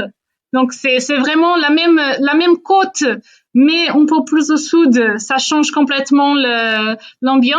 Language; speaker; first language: French; non-native, fluent; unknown